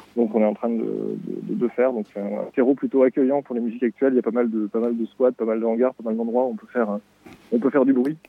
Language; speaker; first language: French; native; French